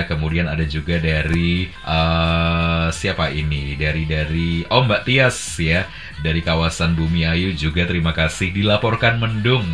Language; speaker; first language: Indonesian; native; Indonesian